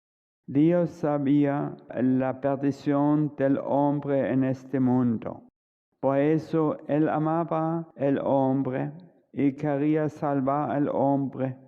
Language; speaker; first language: Spanish; non-native, fluent; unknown